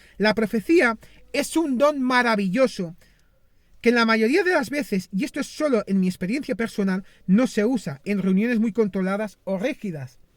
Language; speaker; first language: Spanish; non-native, fluent; Greek